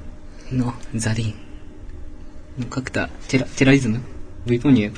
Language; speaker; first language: Russian; non-native, learner; Japanese